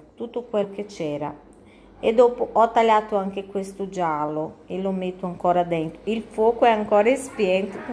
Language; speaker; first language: Italian; non-native, fluent; Portuguese